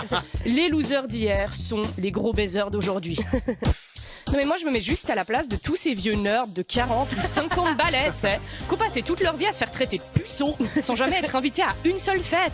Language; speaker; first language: French; native; French